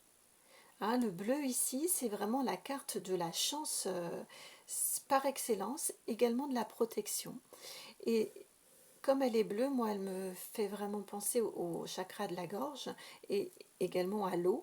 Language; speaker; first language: French; native; French